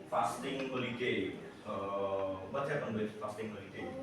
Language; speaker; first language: English; non-native, learner; Indonesian